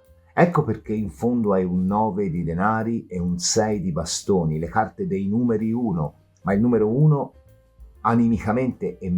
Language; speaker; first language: Italian; native; Italian